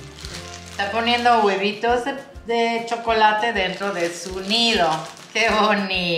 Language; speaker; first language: Spanish; native; Spanish